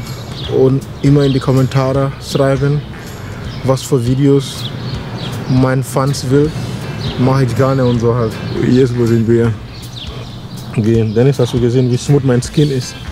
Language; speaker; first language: German; non-native, learner; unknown